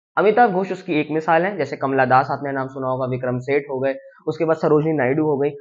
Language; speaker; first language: Hindi; native; Hindi